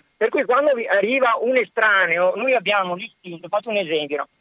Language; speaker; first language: Italian; native; Italian